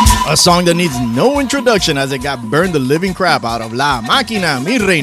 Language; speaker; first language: English; native; English